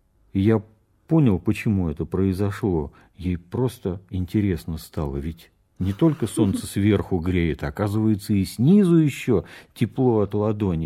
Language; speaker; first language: Russian; native; Russian